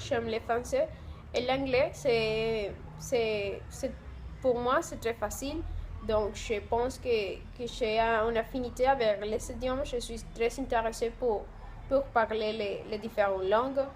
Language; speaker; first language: French; non-native, learner; Spanish